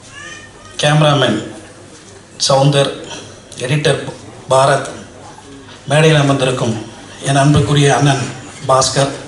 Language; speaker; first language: Tamil; native; Tamil